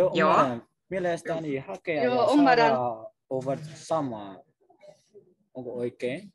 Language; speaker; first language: Finnish; non-native, learner; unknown